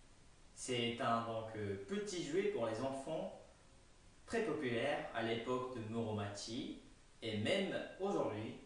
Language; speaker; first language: French; non-native, fluent; Japanese